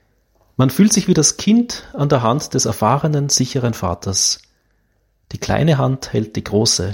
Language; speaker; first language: German; native; German